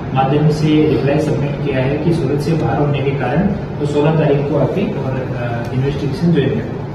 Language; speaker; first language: Hindi; non-native, local second language; Gujarati